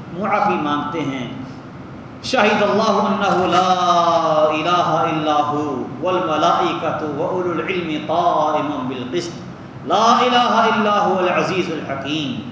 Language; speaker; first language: Urdu; non-native, local second language; Punjabi